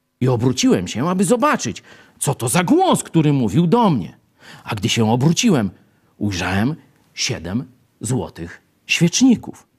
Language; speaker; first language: Polish; native; Polish